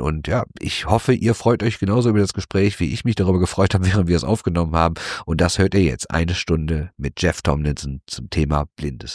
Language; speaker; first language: German; native; German